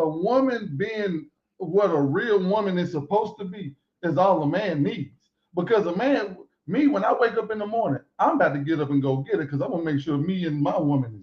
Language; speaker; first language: English; native; English